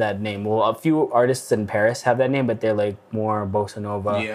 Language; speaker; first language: English; non-native, local second language; Filipino